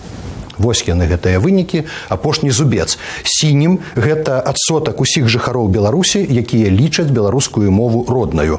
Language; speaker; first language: Belarusian; native; Belarusian